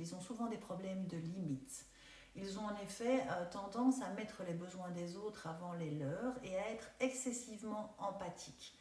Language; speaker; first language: French; native; French